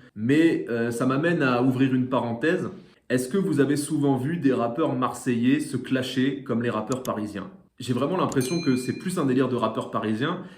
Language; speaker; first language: French; native; French